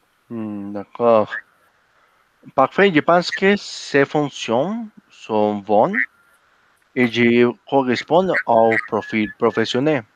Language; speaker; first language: French; non-native, learner; Spanish